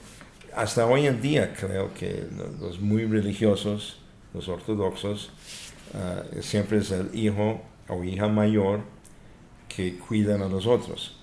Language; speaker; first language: Spanish; non-native, fluent; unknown